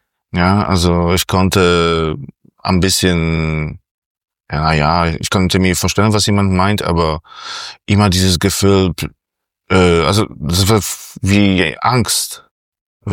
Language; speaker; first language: German; non-native, fluent; Polish